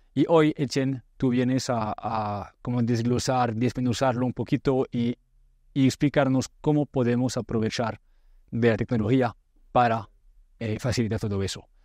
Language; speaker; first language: Spanish; non-native, fluent; French